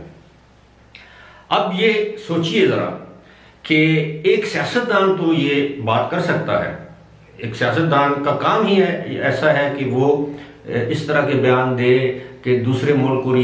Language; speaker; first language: Urdu; native; Urdu